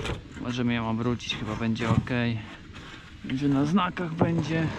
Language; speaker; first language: Polish; native; Polish